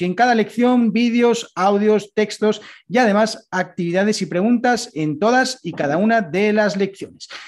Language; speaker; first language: Spanish; native; Spanish